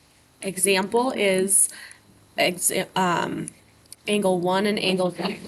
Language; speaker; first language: English; native; English